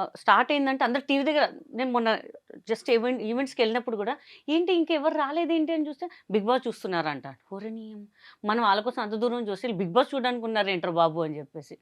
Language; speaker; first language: Telugu; non-native, local second language; Hindi